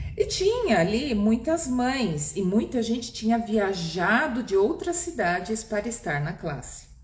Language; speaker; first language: Portuguese; early bilingual, other home language; Japanese